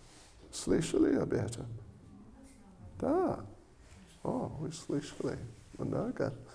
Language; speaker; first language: Russian; non-native, learner; English